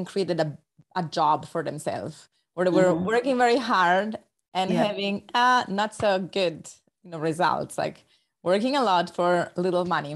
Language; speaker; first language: English; non-native, fluent; Italian